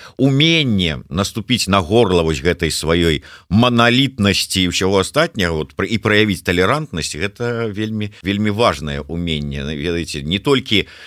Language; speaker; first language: Belarusian; native; Belarusian